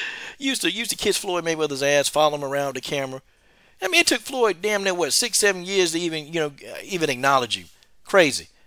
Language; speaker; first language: English; native; English